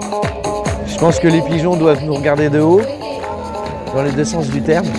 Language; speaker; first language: French; native; French